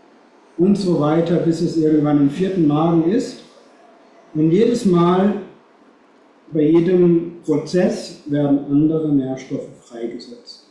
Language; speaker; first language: German; non-native, fluent; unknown